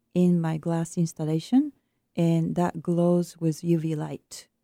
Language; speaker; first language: English; non-native, fluent; Japanese